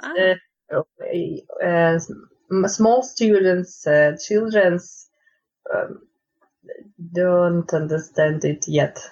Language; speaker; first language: English; non-native, learner; Russian